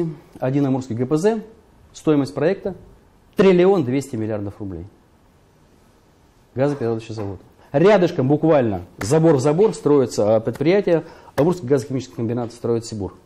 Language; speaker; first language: Russian; native; Russian